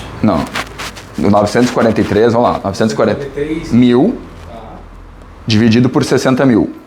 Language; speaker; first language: Portuguese; native; Portuguese